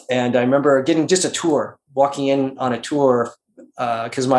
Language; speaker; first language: English; native; English